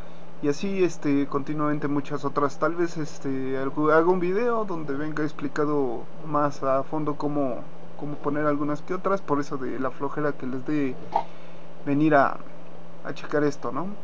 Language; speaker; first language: Spanish; native; Spanish